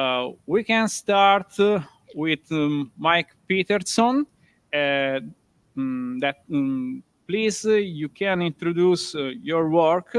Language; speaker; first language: English; non-native, learner; Italian